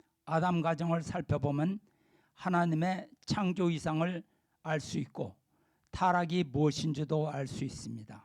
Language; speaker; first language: Korean; native; Korean